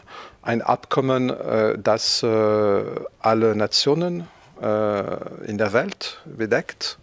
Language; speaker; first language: German; non-native, fluent; French